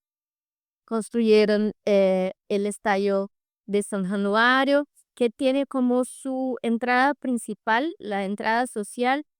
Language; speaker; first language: Spanish; non-native, fluent; Portuguese